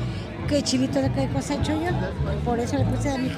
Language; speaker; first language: Spanish; native; Spanish